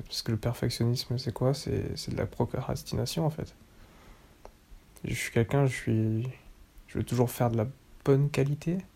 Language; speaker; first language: French; native; French